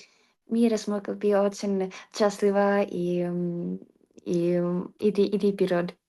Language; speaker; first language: Russian; non-native, learner; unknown